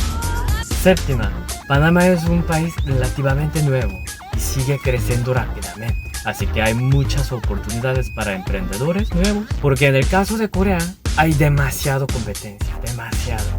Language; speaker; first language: Spanish; non-native, learner; Korean